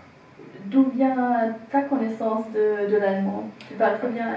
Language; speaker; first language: French; non-native, fluent; German